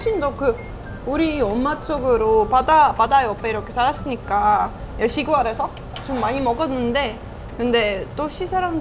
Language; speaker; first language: Korean; non-native, fluent; Estonian